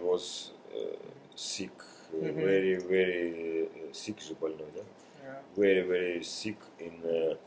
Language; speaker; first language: English; non-native, learner; Russian